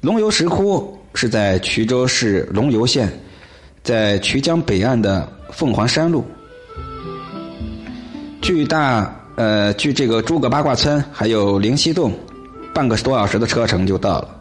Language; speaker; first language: Chinese; native; Chinese